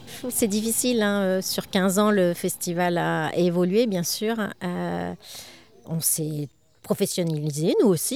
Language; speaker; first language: French; native; French